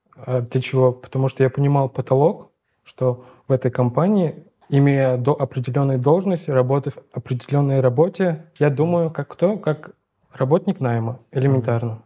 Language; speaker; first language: Russian; non-native, local second language; Uzbek